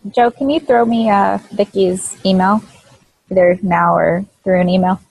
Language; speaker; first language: English; native; English